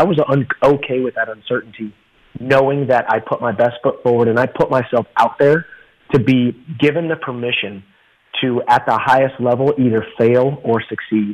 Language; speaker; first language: English; native; English